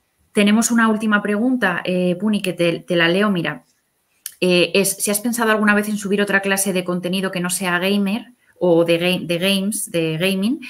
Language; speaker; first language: Spanish; native; Spanish